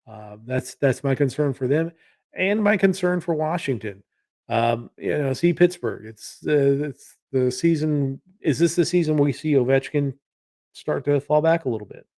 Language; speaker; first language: English; native; English